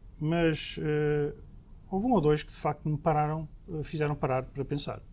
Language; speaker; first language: Portuguese; early bilingual, heritage; Portuguese